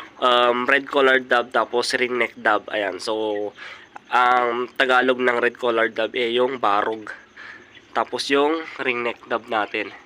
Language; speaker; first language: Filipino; native; Filipino